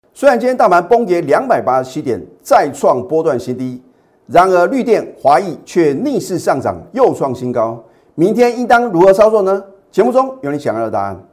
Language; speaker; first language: Chinese; native; Chinese